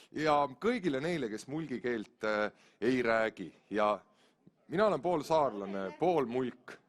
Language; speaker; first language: Estonian; native; Estonian